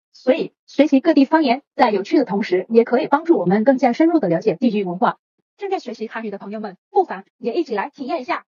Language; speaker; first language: Chinese; non-native, fluent; Vietnamese